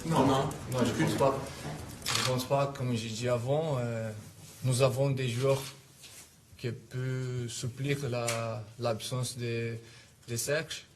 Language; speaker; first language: French; non-native, fluent; Italian